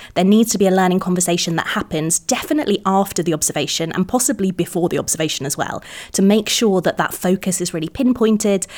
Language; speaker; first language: English; native; English